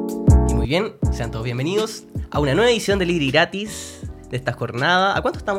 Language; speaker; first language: Spanish; native; Spanish